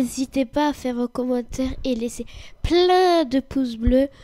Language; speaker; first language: French; native; French